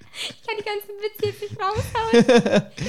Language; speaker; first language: German; native; German